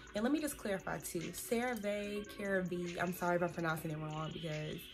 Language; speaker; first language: English; native; English